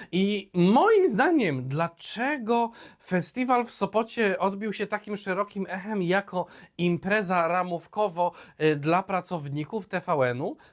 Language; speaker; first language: Polish; native; Polish